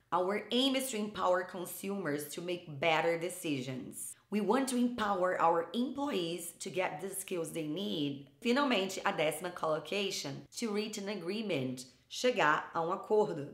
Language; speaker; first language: English; non-native, fluent; Portuguese